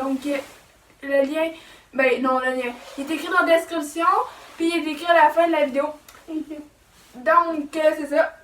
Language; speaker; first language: French; native; French